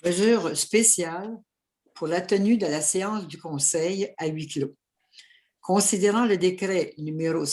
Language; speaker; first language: French; native; French